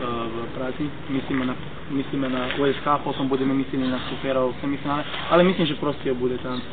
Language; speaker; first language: Slovak; non-native, learner; Croatian